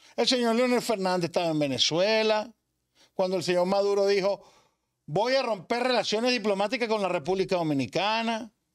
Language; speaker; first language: Spanish; native; Spanish